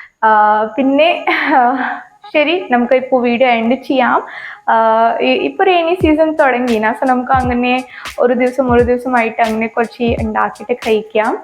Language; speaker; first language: Malayalam; non-native, local second language; Hindi